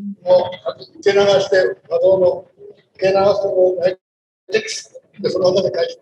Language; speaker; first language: Japanese; native; Japanese